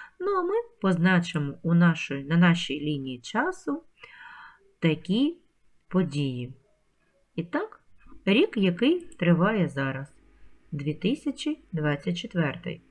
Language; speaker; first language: Ukrainian; native; Ukrainian